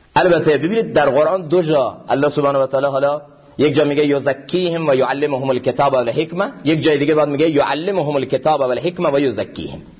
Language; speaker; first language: Persian; native; Persian